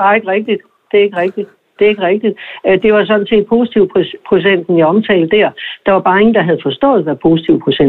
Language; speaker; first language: Danish; native; Danish